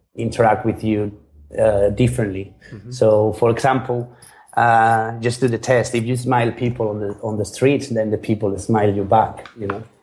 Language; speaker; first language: English; non-native, fluent; Spanish